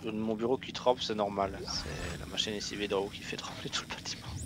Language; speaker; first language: French; native; French